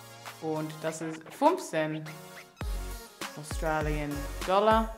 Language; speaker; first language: German; non-native, learner; English